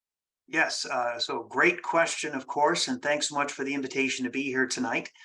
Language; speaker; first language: English; native; English